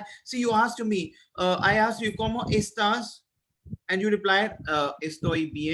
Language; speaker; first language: English; non-native, local second language; Hindi